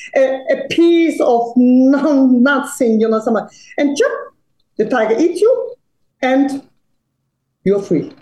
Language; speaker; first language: English; non-native, fluent; Serbian